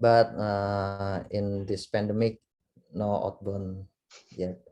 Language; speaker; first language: English; non-native, learner; Indonesian